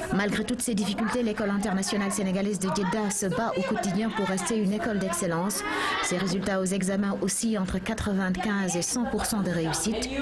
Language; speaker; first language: French; non-native, local second language; Wolof